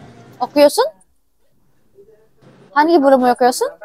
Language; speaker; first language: Turkish; non-native, learner; Indonesian